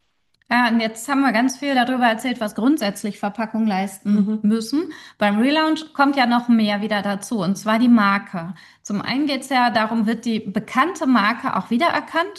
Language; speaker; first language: German; native; German